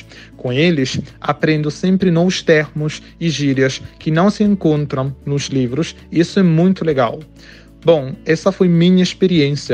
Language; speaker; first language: Portuguese; non-native, fluent; Italian